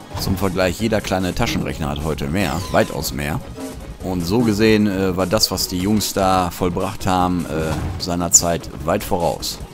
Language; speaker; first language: German; native; German